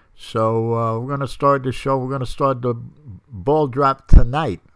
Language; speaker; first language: English; early bilingual, other home language; Spanish